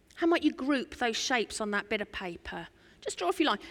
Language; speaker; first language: English; native; English